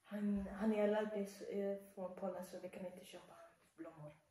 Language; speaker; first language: Swedish; early bilingual, other home language; Mongolian